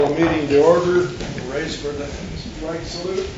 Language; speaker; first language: English; native; English